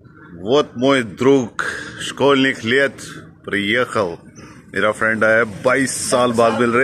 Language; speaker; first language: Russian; non-native, fluent; Hindi